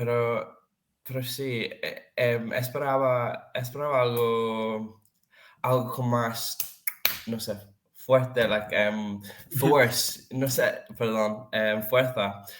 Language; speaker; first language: Spanish; non-native, fluent; Serbian